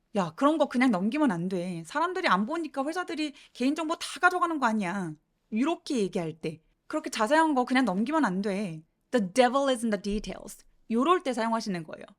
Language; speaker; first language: Korean; native; Korean